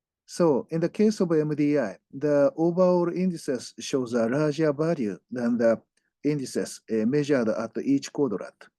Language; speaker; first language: English; non-native, fluent; Japanese